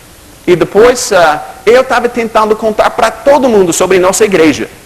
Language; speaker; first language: Portuguese; non-native, fluent; English